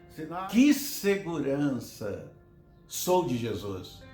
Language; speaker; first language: Portuguese; native; Portuguese